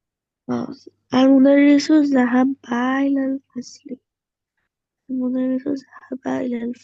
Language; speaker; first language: Arabic; non-native, learner; Bangla